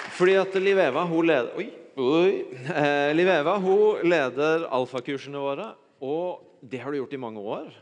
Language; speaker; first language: Norwegian; native; Norwegian